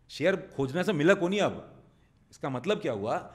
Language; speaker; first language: Hindi; non-native, local second language; Marwari